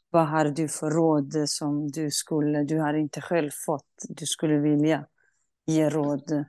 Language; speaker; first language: Swedish; non-native, fluent; Kurdish